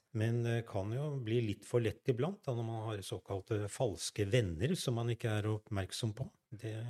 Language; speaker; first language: Norwegian; native; Norwegian